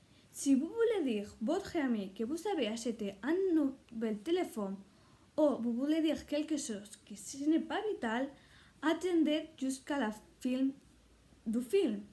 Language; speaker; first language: French; non-native, learner; Spanish